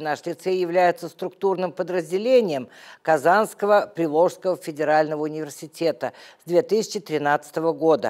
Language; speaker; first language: Russian; native; Russian